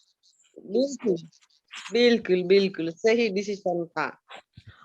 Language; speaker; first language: Hindi; non-native, local second language; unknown